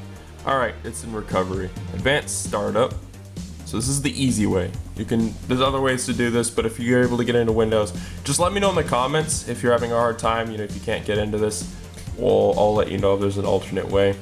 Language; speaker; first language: English; native; English